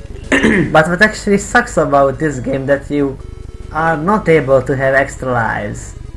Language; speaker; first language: English; non-native, fluent; Hungarian